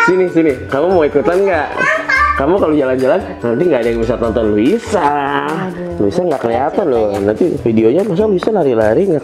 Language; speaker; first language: Indonesian; native; Indonesian